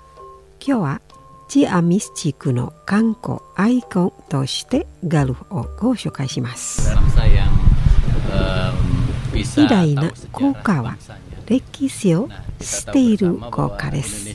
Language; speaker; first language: Japanese; non-native, learner; Indonesian